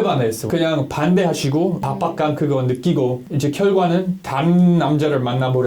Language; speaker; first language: Korean; non-native, learner; English